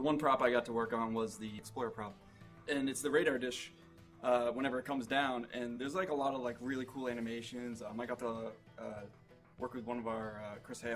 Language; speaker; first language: English; native; English